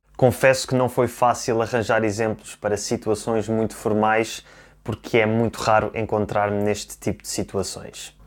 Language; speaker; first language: Portuguese; native; Portuguese